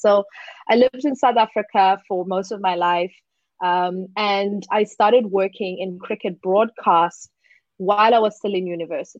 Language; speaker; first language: English; non-native, local second language; Xhosa